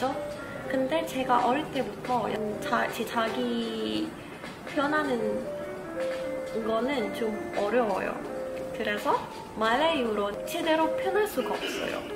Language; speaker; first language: Korean; non-native, learner; Malay